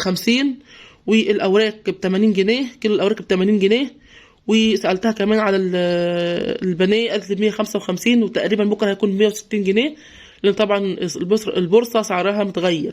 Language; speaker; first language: Arabic; native; Arabic